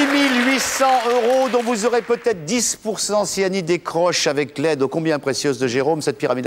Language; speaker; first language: French; native; French